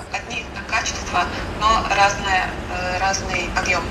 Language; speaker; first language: Russian; native; Russian